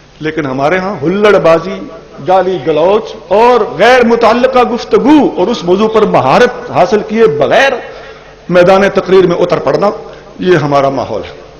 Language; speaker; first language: Urdu; non-native, local second language; Punjabi